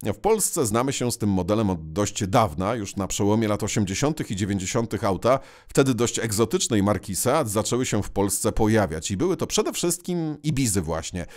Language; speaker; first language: Polish; native; Polish